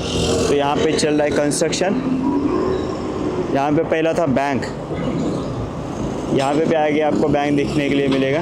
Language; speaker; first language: Hindi; non-native, local second language; Marathi